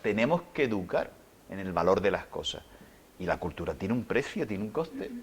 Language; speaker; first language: Spanish; native; Spanish